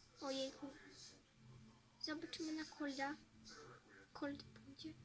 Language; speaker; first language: Polish; early bilingual, heritage; Polish